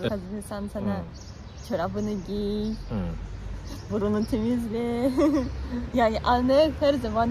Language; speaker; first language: Turkish; non-native, learner; Russian